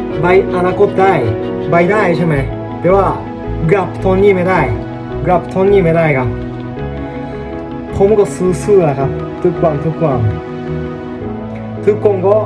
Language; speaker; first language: Thai; non-native, learner; Japanese